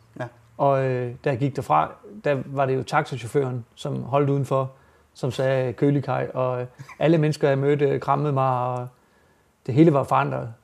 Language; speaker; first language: Danish; native; Danish